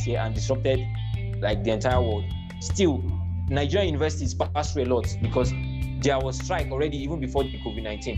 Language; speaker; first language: English; non-native, local second language; Igbo